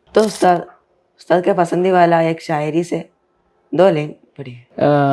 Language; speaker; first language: Hindi; non-native, learner; Malayalam